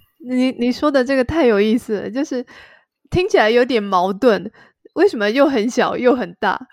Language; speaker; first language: Chinese; native; Chinese